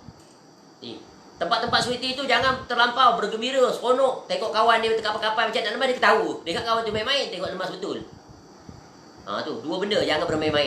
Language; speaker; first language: Malay; native; Malay